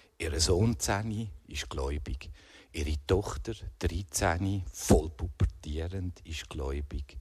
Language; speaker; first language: German; native; German